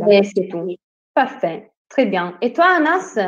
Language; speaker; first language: French; non-native, fluent; Italian